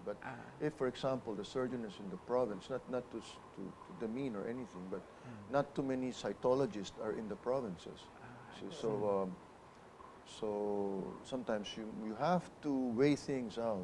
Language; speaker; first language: English; non-native, local second language; Filipino